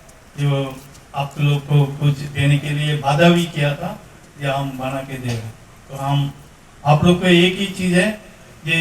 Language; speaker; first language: Hindi; non-native, local second language; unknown